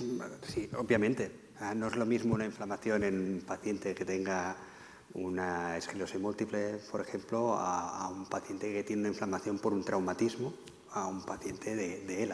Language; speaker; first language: Spanish; native; Spanish